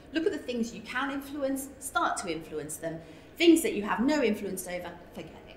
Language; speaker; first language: English; native; English